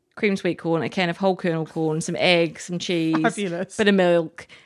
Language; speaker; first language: English; native; English